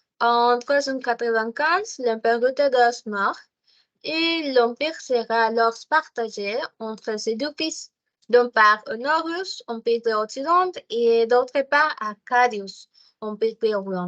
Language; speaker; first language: French; non-native, learner; Spanish